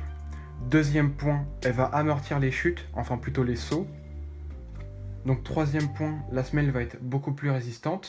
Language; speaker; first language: French; native; French